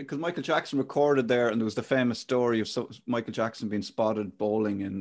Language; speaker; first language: English; native; English